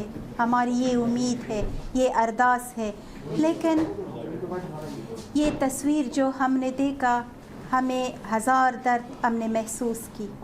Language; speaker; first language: Hindi; non-native, fluent; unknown